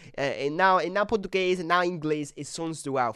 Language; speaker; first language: Portuguese; non-native, learner; English